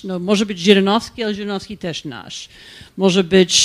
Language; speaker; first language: Polish; non-native, fluent; English